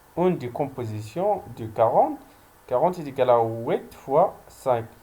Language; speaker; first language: French; non-native, local second language; Arabic